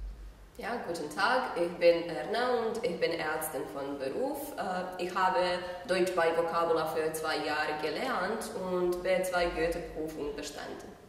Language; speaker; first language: German; non-native, fluent; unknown